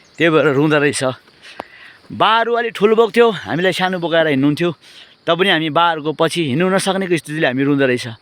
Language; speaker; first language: Nepali; non-native, local second language; Eastern Tamang